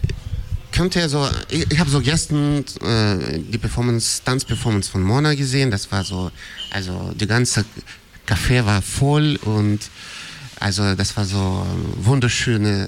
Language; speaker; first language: German; non-native, fluent; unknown